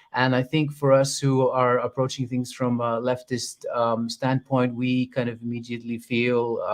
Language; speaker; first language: English; non-native, fluent; Icelandic